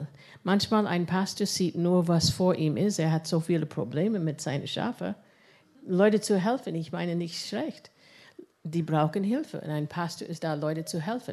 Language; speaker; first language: German; non-native, fluent; English